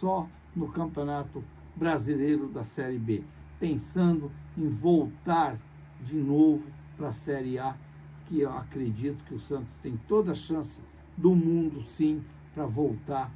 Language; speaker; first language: Portuguese; native; Portuguese